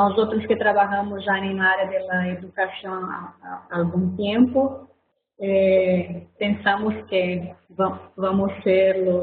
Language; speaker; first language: Spanish; non-native, fluent; Portuguese